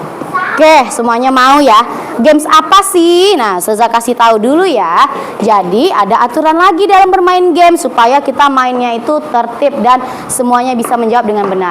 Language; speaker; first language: Indonesian; native; Indonesian